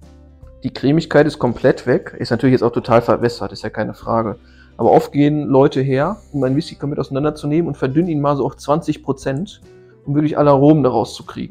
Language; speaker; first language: German; native; German